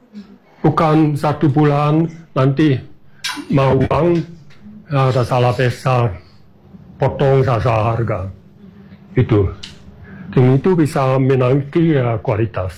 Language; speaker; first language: Indonesian; non-native, fluent; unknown